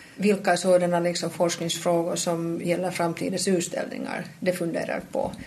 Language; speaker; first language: Swedish; non-native, local second language; Finnish